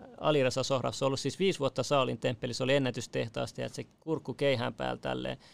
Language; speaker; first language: Finnish; early bilingual, other home language; Persian